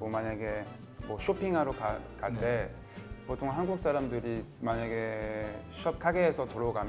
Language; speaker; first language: Korean; non-native, fluent; French